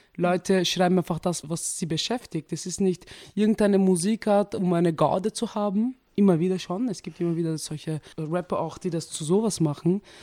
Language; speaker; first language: German; early bilingual, other home language; Turkish